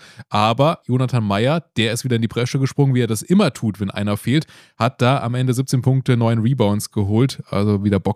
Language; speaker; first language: German; native; German